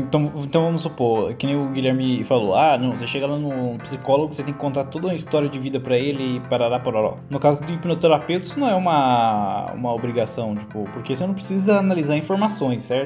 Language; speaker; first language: Portuguese; native; Portuguese